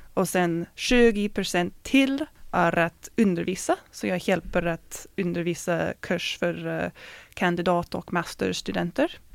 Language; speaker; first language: Swedish; non-native, fluent; English